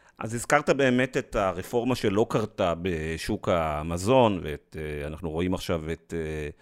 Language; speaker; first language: Hebrew; native; Hebrew